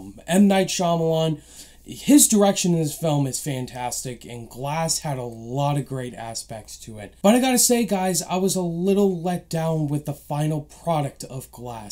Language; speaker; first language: English; native; English